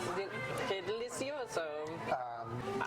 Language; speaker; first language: Spanish; non-native, learner; English